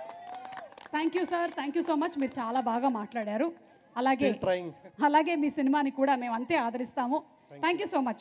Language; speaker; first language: Telugu; native; Telugu